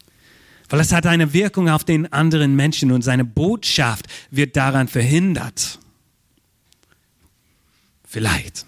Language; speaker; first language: German; non-native, fluent; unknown